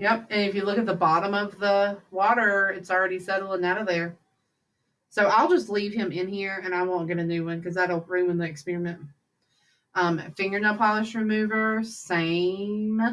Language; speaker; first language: English; native; English